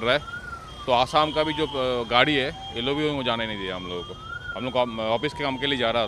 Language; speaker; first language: Hindi; non-native, local second language; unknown